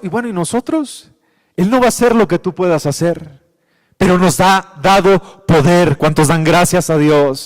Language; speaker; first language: Spanish; native; Spanish